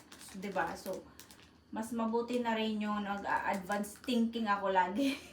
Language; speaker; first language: Filipino; non-native, local second language; Cebuano